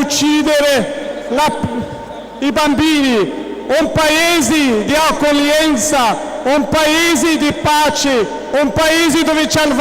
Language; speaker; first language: Italian; non-native, fluent; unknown